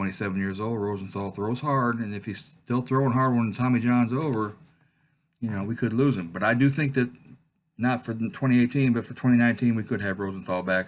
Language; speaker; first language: English; native; English